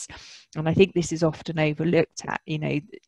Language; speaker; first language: English; native; English